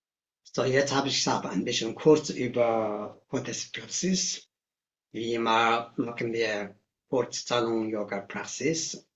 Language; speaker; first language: German; non-native, learner; Tibetan